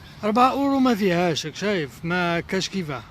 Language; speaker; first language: Arabic; native; Arabic